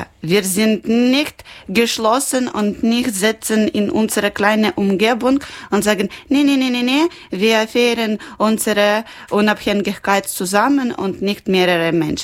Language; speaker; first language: German; non-native, learner; Ukrainian